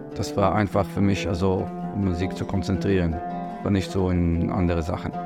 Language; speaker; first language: German; non-native, learner; Arabic